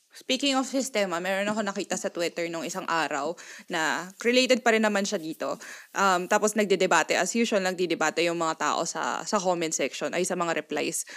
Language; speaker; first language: Filipino; non-native, local second language; Pampanga